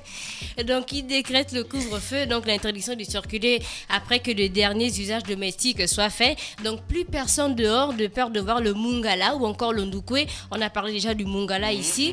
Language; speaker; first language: French; native; French